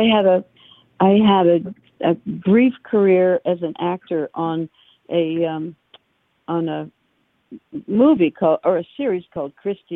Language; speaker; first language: English; native; English